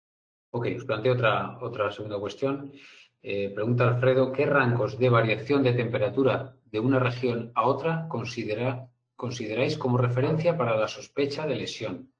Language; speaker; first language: Spanish; native; Spanish